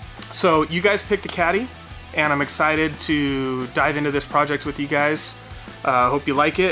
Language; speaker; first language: English; native; English